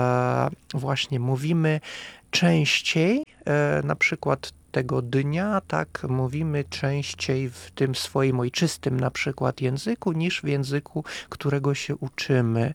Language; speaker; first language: Polish; non-native, fluent; Russian